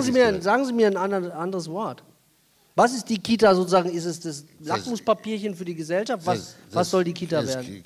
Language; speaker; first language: German; native; German